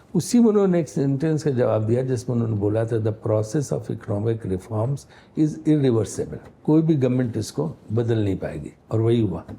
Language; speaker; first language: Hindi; native; Hindi